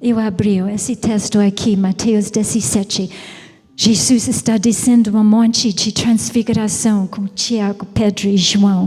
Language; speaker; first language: Portuguese; non-native, fluent; English